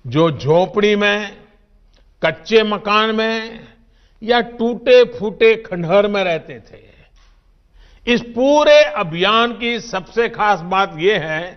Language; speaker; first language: Hindi; non-native, local second language; Gujarati